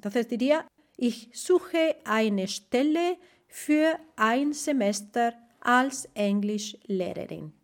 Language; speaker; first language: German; non-native, fluent; Spanish